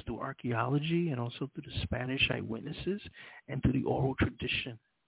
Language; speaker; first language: English; early bilingual, other home language; Spanish